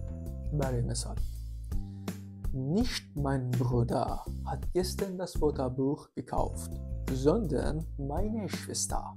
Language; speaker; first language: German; non-native, fluent; Persian